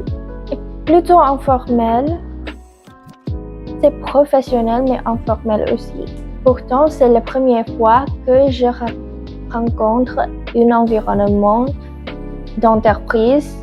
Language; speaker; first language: French; non-native, learner; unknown